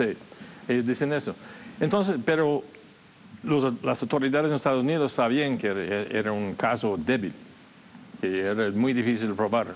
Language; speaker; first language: Spanish; non-native, fluent; English